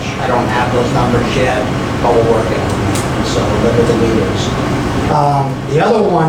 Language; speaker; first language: English; native; English